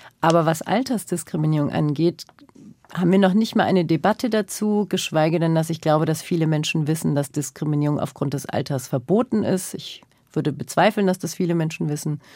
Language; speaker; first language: German; early bilingual, other home language; Turkish